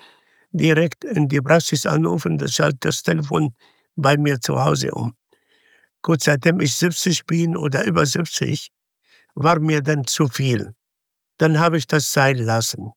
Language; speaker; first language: German; non-native, fluent; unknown